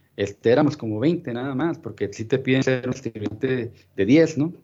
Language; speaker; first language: Spanish; native; Spanish